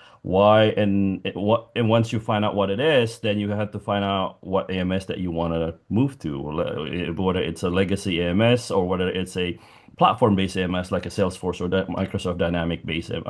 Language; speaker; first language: English; non-native, fluent; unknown